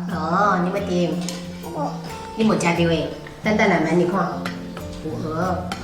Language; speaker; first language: Chinese; native; Chinese